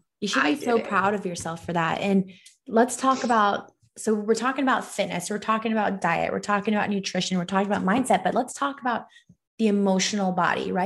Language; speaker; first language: English; native; English